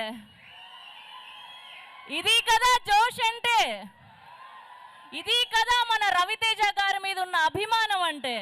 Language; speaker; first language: Telugu; native; Telugu